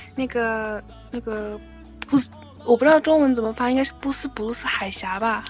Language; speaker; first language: Chinese; non-native, fluent; Turkish